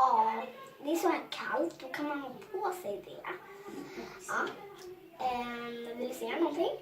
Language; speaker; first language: Swedish; early bilingual, other home language; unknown